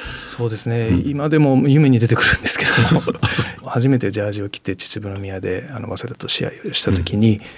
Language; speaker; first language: Japanese; native; Japanese